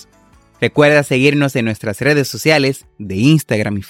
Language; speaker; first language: Spanish; native; Spanish